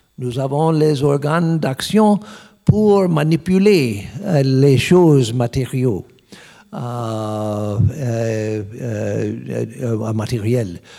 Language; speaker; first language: French; non-native, learner; English